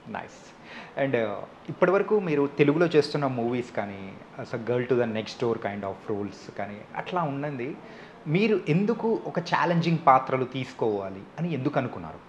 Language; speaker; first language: Telugu; native; Telugu